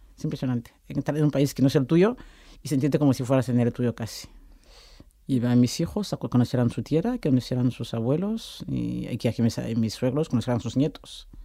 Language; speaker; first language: Spanish; non-native, fluent; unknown